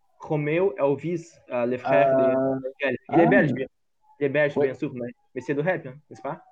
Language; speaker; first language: French; non-native, learner; Portuguese